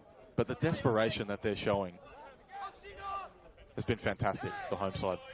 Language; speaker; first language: English; native; English